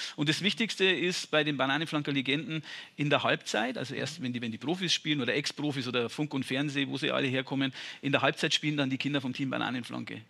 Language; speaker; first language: German; native; German